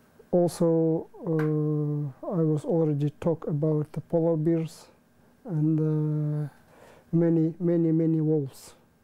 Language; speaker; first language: English; non-native, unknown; Russian